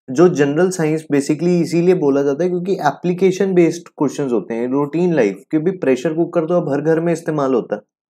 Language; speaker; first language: Hindi; native; Hindi